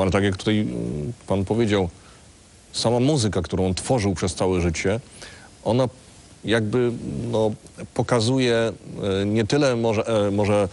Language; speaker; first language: Polish; native; Polish